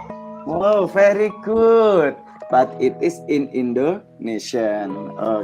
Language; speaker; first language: English; non-native, fluent; Indonesian